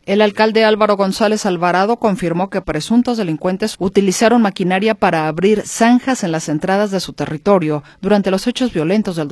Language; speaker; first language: Spanish; native; Spanish